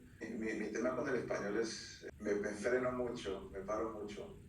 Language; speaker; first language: Spanish; early bilingual, heritage; Spanish